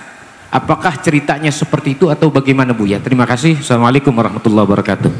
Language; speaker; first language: Indonesian; native; Indonesian